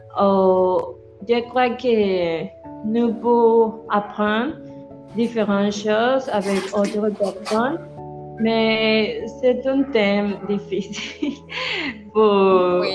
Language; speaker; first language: French; non-native, learner; Spanish